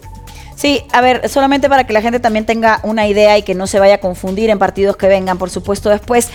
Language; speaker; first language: Spanish; native; Spanish